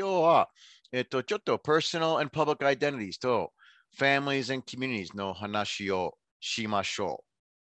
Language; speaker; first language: Japanese; non-native, fluent; English